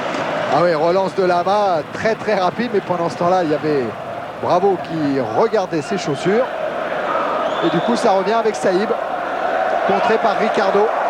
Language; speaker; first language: French; native; French